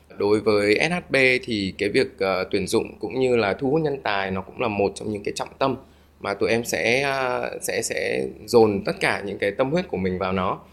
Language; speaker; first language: Vietnamese; native; Vietnamese